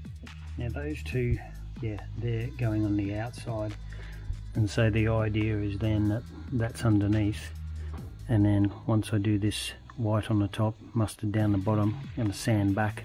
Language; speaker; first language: English; native; English